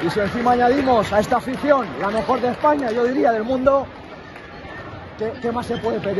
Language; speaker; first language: Spanish; native; Spanish